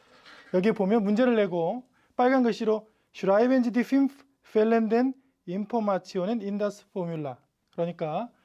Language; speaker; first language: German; non-native, fluent; Korean